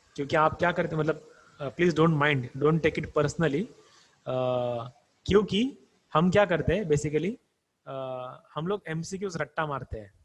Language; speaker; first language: Hindi; non-native, local second language; Marathi